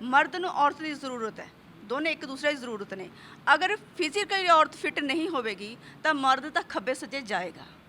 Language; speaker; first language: Hindi; non-native, local second language; Punjabi